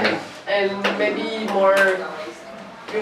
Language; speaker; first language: English; non-native, fluent; French